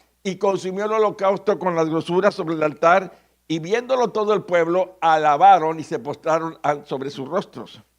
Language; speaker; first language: Spanish; native; Spanish